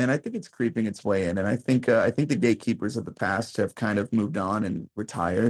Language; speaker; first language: English; native; English